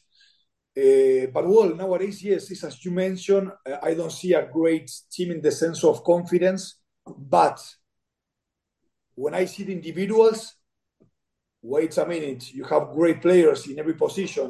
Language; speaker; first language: English; non-native, fluent; Spanish